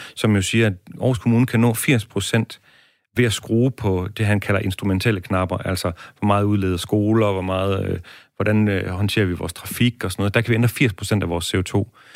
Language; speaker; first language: Danish; native; Danish